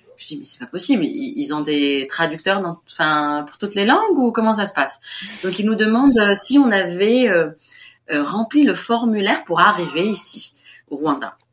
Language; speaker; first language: French; non-native, local second language; Arabic